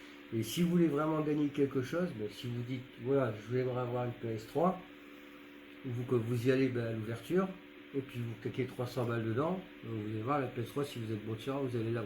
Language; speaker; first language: French; native; French